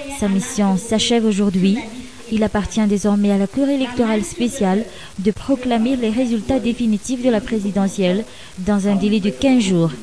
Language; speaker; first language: French; non-native, local second language; Malagasy